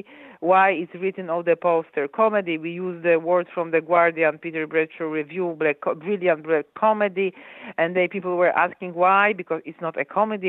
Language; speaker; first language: English; non-native, fluent; Polish